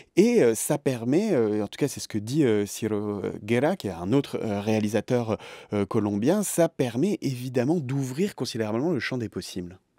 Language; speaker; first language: French; native; French